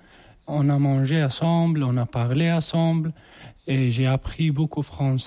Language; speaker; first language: French; non-native, learner; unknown